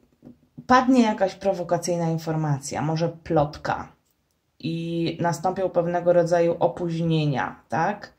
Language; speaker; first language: Polish; native; Polish